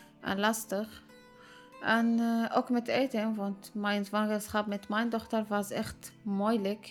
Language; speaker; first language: Dutch; non-native, learner; Arabic